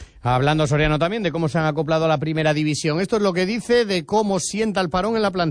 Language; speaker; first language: Spanish; native; Spanish